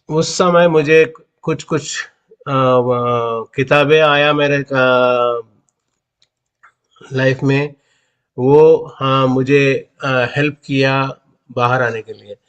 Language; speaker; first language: Hindi; non-native, local second language; Telugu